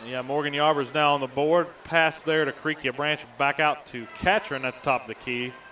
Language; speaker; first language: English; native; English